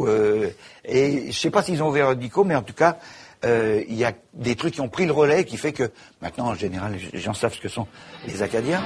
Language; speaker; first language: French; native; French